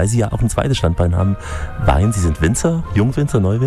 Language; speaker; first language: German; native; German